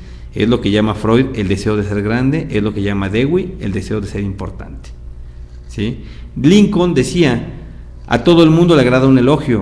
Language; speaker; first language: Spanish; native; Spanish